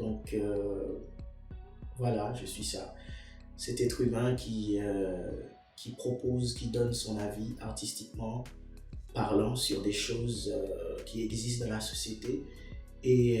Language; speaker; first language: French; non-native, local second language; Haitian Creole